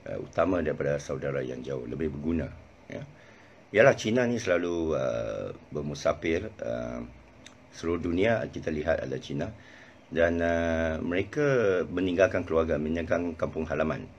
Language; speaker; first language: Malay; non-native, local second language; Chinese